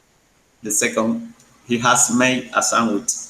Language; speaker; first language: English; non-native, learner; Spanish